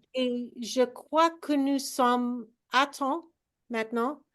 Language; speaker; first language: French; non-native, learner; English